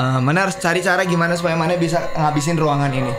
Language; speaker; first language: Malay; non-native, local second language; Sundanese